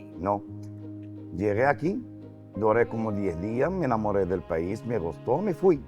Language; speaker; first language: Spanish; non-native, fluent; Arabic